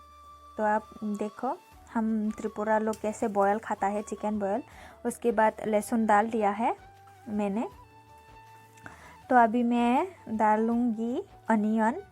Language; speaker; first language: Hindi; non-native, local second language; Kok Borok